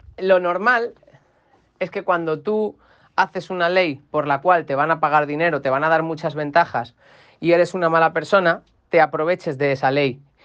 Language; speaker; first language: Spanish; native; Spanish